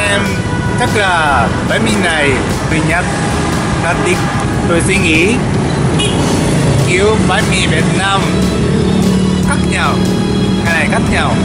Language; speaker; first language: Vietnamese; non-native, learner; Japanese